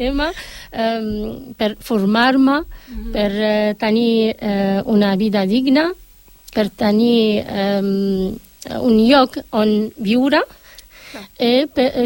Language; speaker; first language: Catalan; non-native, fluent; Arabic